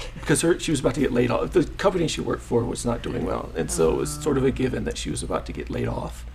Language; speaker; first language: English; native; English